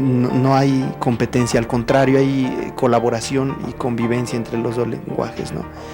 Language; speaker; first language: Spanish; native; Spanish